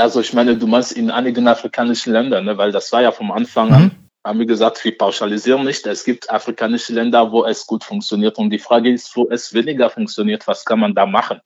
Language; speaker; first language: German; non-native, fluent; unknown